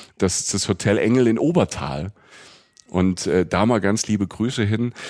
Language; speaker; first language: German; native; German